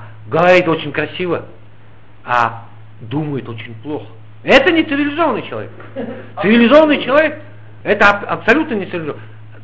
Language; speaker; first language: Russian; native; Russian